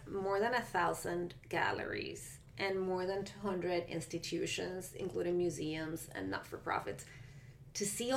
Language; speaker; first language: English; non-native, fluent; Spanish